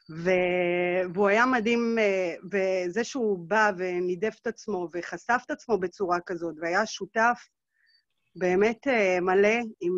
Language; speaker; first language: Hebrew; native; Hebrew